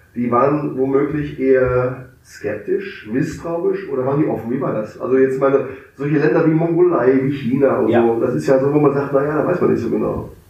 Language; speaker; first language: German; native; German